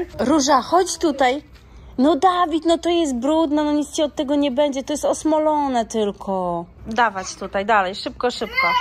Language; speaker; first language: Polish; native; Polish